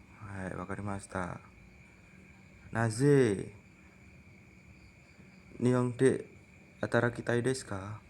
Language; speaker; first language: Japanese; non-native, fluent; Indonesian